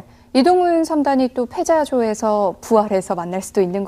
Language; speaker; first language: Korean; native; Korean